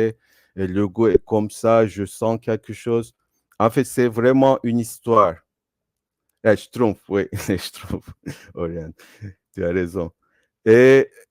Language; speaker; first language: French; non-native, fluent; Turkish